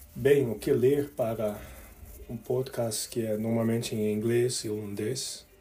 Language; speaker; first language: Portuguese; early bilingual, other home language; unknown